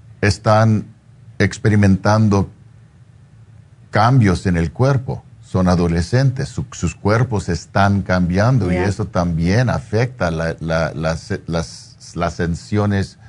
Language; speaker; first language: Spanish; non-native, fluent; English